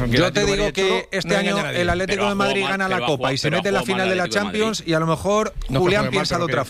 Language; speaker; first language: Spanish; native; Spanish